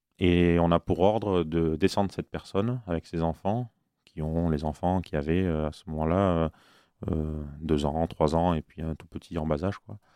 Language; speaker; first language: French; native; French